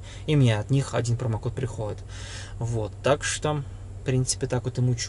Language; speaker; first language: Russian; native; Russian